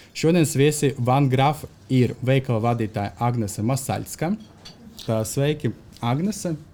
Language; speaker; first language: Latvian; non-native, local second language; Russian